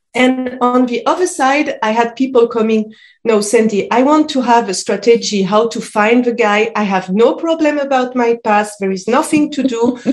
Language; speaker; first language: English; non-native, fluent; French